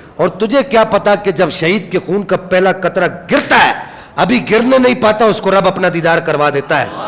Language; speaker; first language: Urdu; non-native, local second language; Punjabi